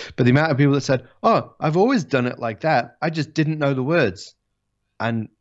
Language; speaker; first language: English; native; English